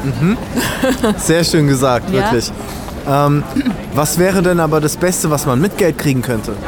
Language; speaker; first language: German; native; German